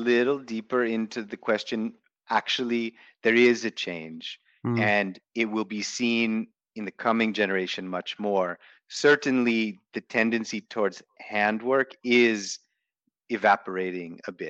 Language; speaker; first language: English; native; English